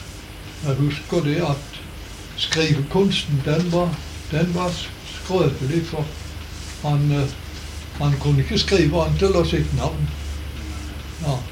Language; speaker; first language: Norwegian; native; Norwegian